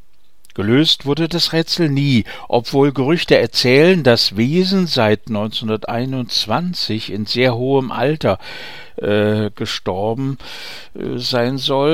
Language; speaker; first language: German; native; German